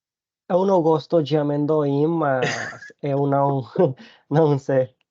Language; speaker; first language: Portuguese; non-native, learner; Spanish